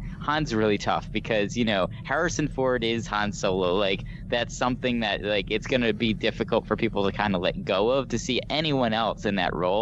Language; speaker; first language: English; native; English